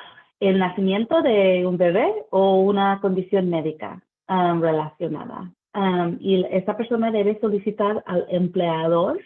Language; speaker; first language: Spanish; early bilingual, heritage; Spanish